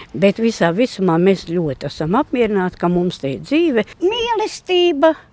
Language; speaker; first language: Latvian; non-native, local second language; Russian